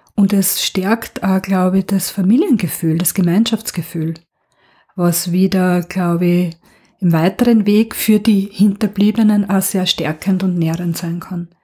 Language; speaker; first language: German; native; German